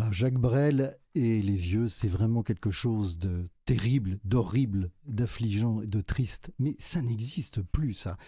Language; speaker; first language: French; native; French